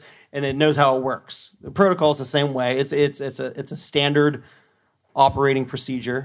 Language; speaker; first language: English; native; English